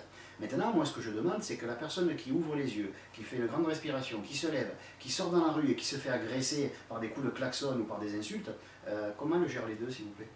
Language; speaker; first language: French; native; French